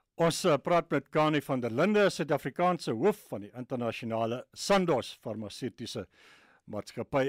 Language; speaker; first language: Afrikaans; native; Afrikaans